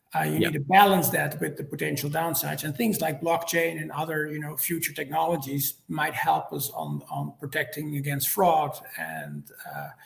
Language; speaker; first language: English; non-native, fluent; Dutch